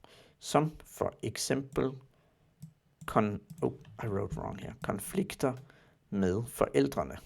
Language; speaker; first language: Danish; non-native, learner; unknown